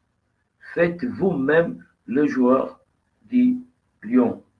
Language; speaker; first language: French; non-native, fluent; Portuguese